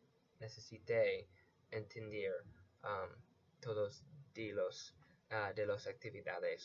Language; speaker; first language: Spanish; non-native, learner; English